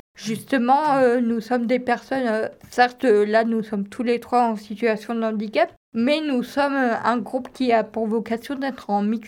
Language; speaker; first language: French; native; French